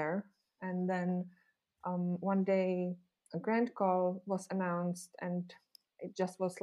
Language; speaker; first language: English; non-native, fluent; Czech